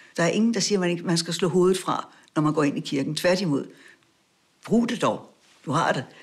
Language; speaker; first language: Danish; native; Danish